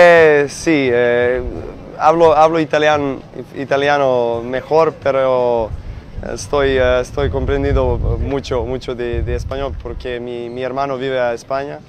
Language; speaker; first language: Spanish; non-native, learner; Serbian